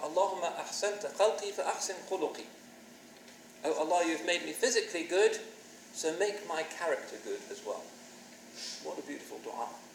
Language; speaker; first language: English; native; English